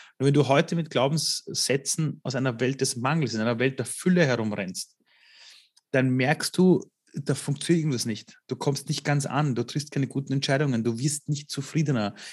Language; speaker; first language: German; early bilingual, other home language; Persian